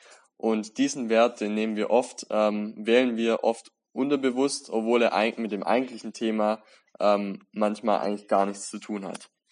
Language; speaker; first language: German; native; German